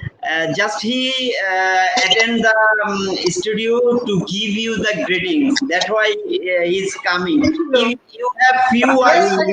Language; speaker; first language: English; non-native, local second language; Bangla